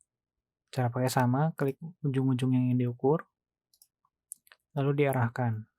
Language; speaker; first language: Indonesian; native; Indonesian